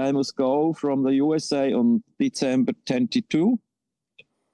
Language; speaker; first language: English; non-native, learner; Swiss German